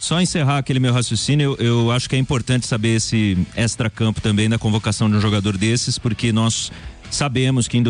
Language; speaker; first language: Portuguese; native; Portuguese